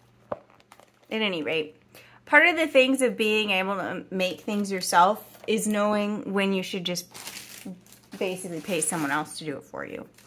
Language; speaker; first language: English; native; English